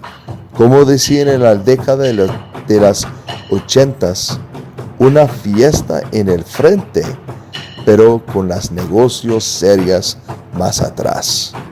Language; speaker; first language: Spanish; non-native, fluent; English